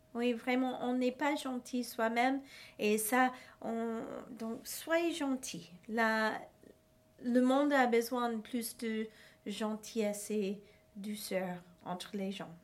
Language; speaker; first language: French; non-native, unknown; English